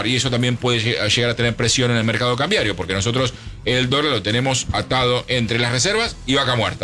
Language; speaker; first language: Spanish; native; Spanish